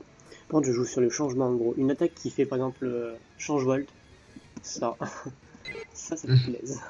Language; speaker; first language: French; native; French